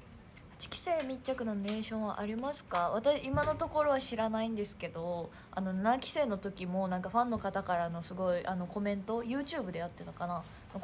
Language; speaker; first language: Japanese; native; Japanese